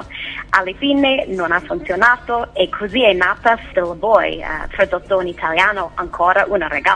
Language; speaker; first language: Italian; non-native, learner; English